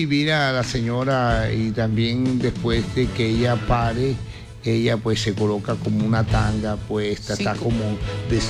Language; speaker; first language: Spanish; native; Spanish